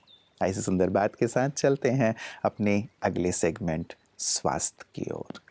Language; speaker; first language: Hindi; native; Hindi